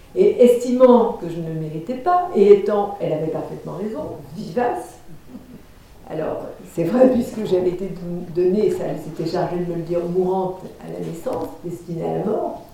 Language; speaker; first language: French; native; French